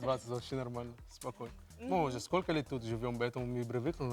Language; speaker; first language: Russian; non-native, fluent; Arabic